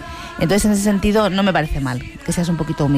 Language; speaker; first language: Spanish; native; Spanish